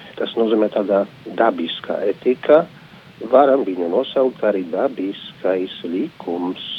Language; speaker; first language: Latvian; non-native, fluent; Polish